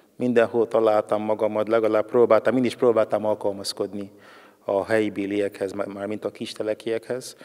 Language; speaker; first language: Hungarian; non-native, fluent; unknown